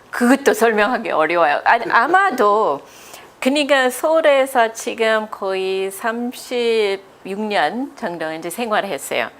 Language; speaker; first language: Korean; non-native, fluent; English